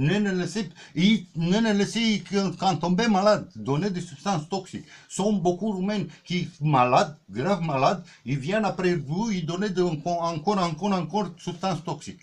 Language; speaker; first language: French; non-native, learner; Romanian